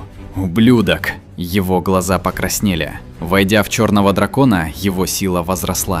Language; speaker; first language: Russian; native; Russian